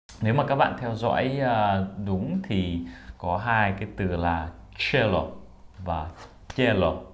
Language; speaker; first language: Vietnamese; native; Vietnamese